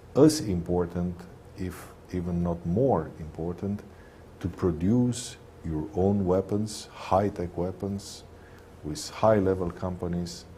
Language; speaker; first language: English; non-native, fluent; Romanian